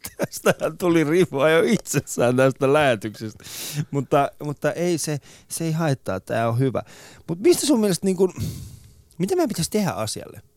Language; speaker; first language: Finnish; early bilingual, other home language; Persian